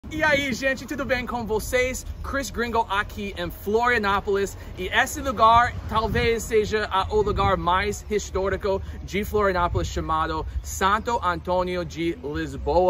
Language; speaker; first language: Portuguese; non-native, fluent; English